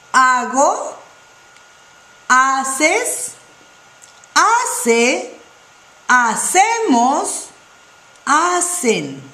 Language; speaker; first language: Spanish; non-native, fluent; English